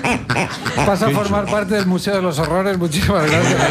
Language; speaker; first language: Spanish; native; Spanish